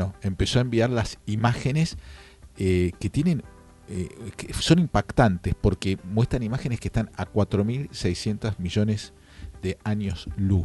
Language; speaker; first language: Spanish; native; Spanish